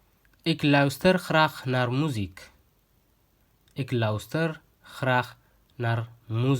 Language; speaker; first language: Dutch; non-native, fluent; Tigrinya